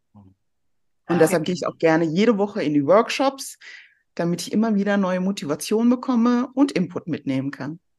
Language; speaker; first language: German; early bilingual, other home language; Persian